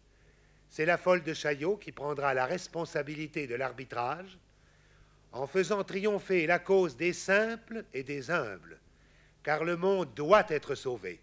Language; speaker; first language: French; native; French